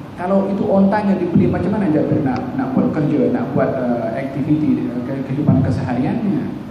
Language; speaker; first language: Malay; native; Malay